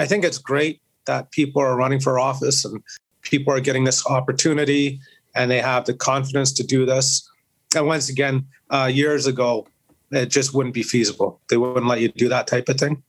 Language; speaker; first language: English; native; English